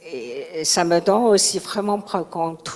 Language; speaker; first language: French; non-native, learner; Chinese